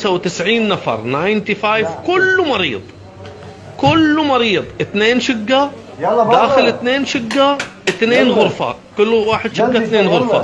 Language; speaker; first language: Arabic; non-native, learner; Bangla